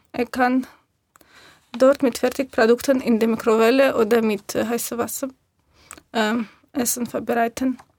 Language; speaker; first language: German; non-native, learner; Russian